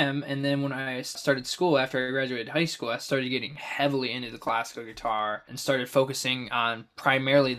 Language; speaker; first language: English; native; English